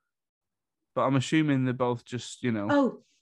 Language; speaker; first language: English; native; English